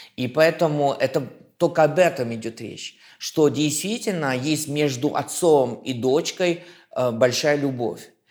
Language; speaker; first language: Russian; non-native, fluent; French